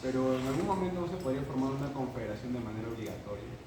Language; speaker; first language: Spanish; native; Spanish